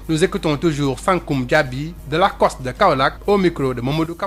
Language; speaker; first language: French; non-native, local second language; Wolof